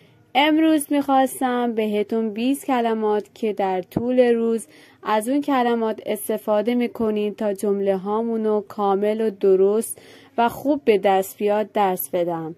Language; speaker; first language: Persian; non-native, fluent; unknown